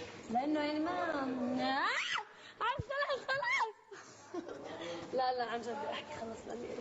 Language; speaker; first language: Arabic; native; Arabic